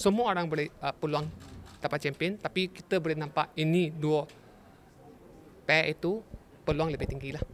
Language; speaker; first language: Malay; non-native, local second language; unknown